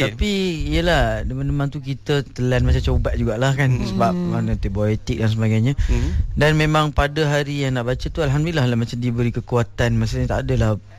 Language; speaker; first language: Malay; native; Malay